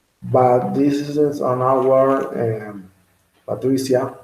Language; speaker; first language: English; non-native, learner; Spanish